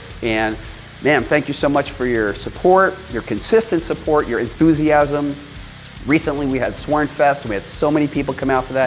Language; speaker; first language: English; native; English